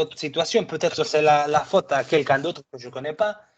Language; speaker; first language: French; non-native, fluent; Spanish